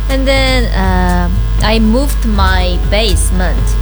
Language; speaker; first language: English; non-native, learner; Korean